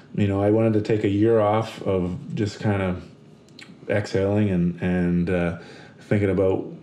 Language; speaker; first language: English; native; English